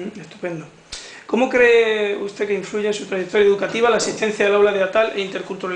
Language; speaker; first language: Spanish; native; Spanish